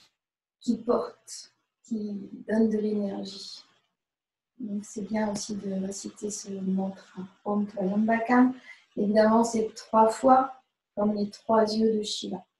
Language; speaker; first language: French; native; French